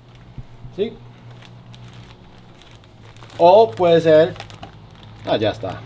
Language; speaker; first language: Spanish; non-native, learner; English